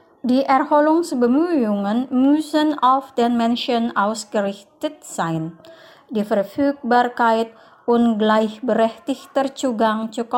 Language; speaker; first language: German; non-native, fluent; Indonesian